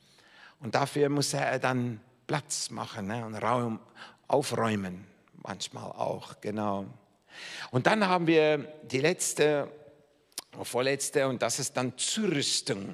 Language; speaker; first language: German; non-native, fluent; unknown